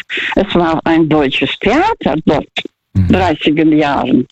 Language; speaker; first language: German; non-native, learner; Russian